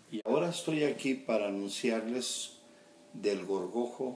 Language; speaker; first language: Spanish; early bilingual, heritage; Spanish